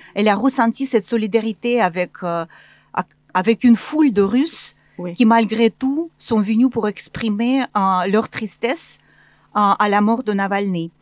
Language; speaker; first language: French; non-native, fluent; Russian